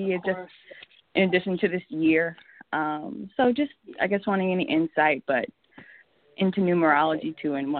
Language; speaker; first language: English; native; English